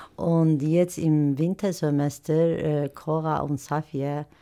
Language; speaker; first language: German; non-native, learner; Turkish